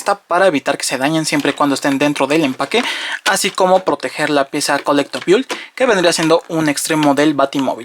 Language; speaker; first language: Spanish; native; Spanish